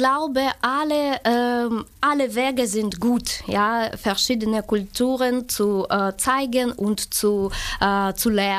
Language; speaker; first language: German; non-native, fluent; Ukrainian